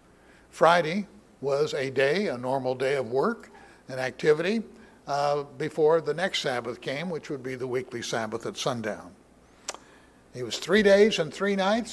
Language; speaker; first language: English; native; English